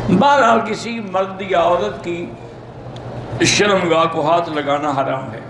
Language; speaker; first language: Urdu; native; Urdu